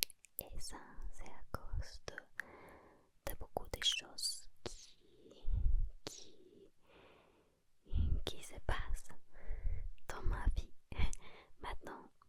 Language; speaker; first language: French; non-native, learner; Spanish